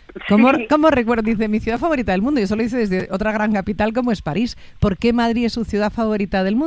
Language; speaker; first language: Spanish; native; Spanish